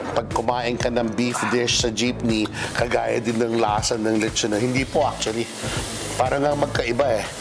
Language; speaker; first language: Filipino; non-native, local second language; Pampanga